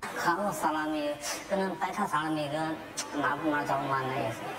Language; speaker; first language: Korean; non-native, learner; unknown